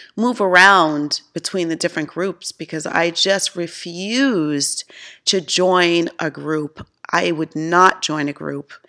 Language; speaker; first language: English; native; English